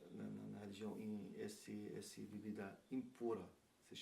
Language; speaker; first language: Portuguese; non-native, learner; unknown